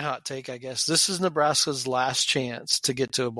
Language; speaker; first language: English; native; English